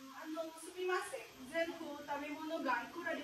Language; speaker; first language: Japanese; non-native, learner; Indonesian